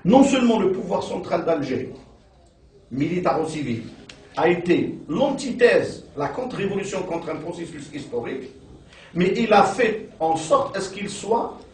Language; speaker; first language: French; non-native, local second language; Arabic